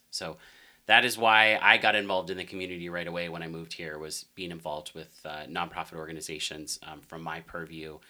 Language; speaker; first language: English; native; English